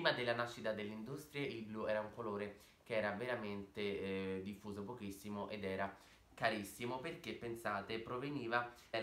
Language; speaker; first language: Italian; native; Italian